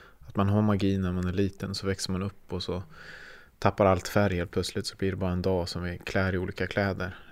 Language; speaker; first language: Swedish; native; Swedish